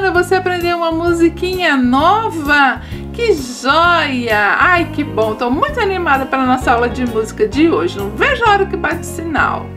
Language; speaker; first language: Portuguese; native; Portuguese